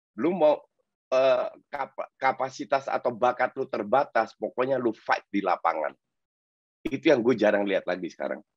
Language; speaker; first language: Indonesian; non-native, fluent; Dutch